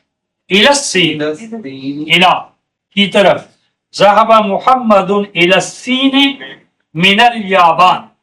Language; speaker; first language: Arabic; non-native, fluent; Urdu